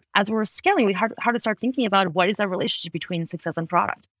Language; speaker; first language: English; non-native, fluent; Spanish